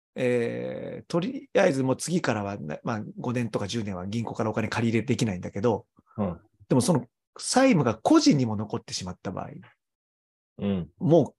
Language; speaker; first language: Japanese; native; Japanese